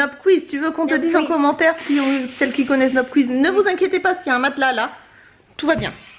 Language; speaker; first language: French; native; French